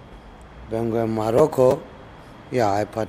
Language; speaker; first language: Spanish; non-native, learner; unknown